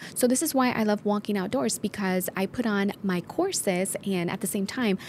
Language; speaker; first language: English; early bilingual, other home language; Spanish